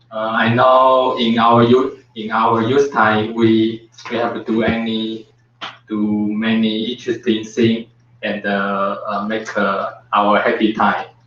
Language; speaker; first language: English; non-native, learner; Chinese